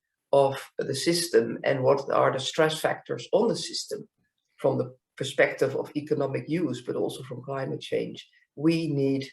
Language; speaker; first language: English; non-native, fluent; Dutch